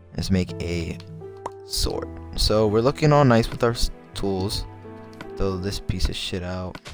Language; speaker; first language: English; native; English